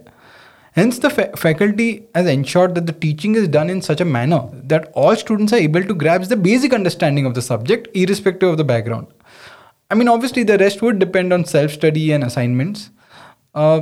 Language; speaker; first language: English; non-native, local second language; Hindi